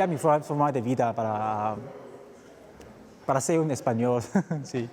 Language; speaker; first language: Spanish; non-native, fluent; Chinese